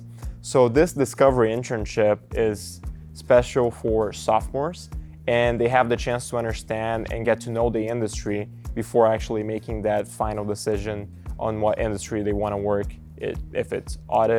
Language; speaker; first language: English; non-native, fluent; Portuguese